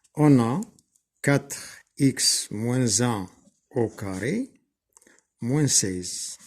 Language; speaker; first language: French; non-native, local second language; Arabic